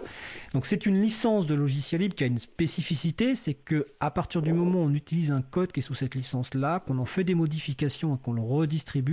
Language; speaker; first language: French; native; French